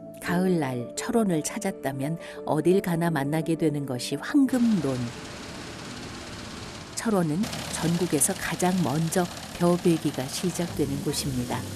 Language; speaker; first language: Korean; native; Korean